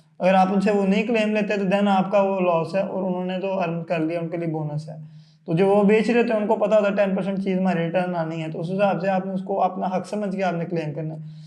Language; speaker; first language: Urdu; non-native, local second language; Punjabi